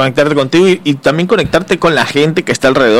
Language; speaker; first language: Spanish; native; Spanish